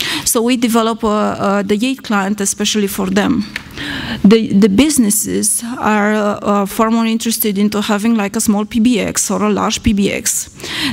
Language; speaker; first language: English; non-native, fluent; Romanian